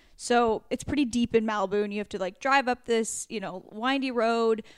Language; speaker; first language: English; native; English